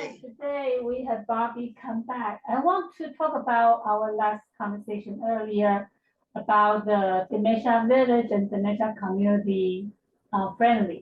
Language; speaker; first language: English; non-native, learner; Chinese